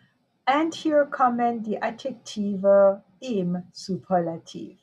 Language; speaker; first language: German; non-native, fluent; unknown